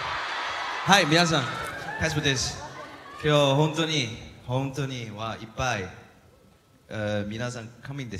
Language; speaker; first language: Japanese; non-native, learner; Korean